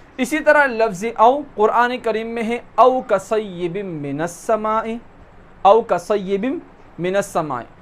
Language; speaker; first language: Urdu; non-native, local second language; Pashto